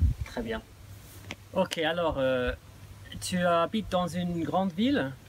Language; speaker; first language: French; non-native, fluent; English